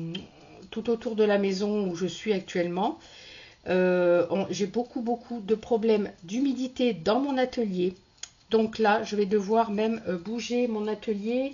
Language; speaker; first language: French; native; French